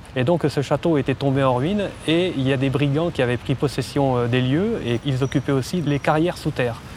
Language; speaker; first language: French; native; French